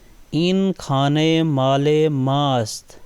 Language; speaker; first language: Persian; non-native, fluent; Urdu